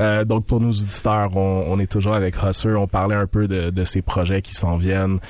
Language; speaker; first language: French; native; French